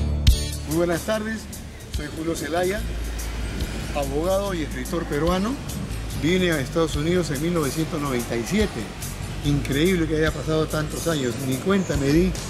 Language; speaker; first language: Spanish; native; Spanish